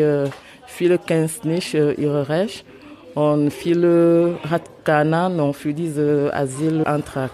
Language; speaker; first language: German; non-native, learner; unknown